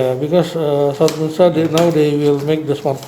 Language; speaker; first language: English; non-native, learner; Indonesian